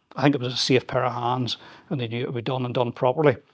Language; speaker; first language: English; native; English